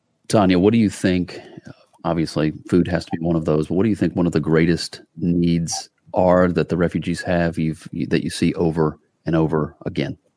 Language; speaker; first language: English; native; English